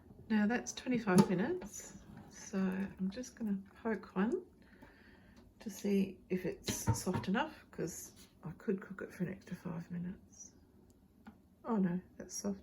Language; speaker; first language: English; native; English